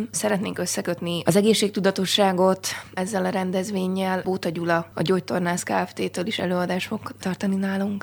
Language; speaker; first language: Hungarian; native; Hungarian